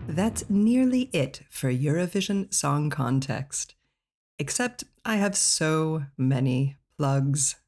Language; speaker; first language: English; native; English